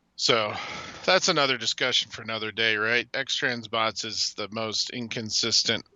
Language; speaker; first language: English; native; English